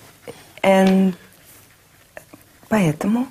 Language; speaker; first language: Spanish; non-native, learner; Russian